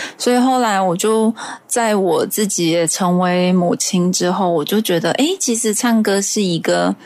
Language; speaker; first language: Chinese; non-native, local second language; Hakka Chinese